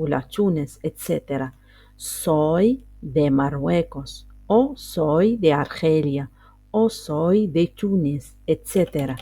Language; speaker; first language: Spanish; non-native, fluent; Arabic